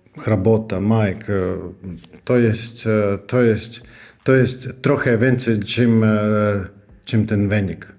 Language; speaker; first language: Polish; non-native, learner; Russian